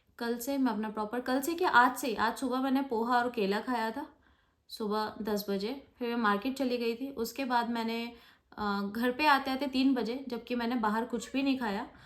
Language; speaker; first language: Hindi; non-native, local second language; Bangla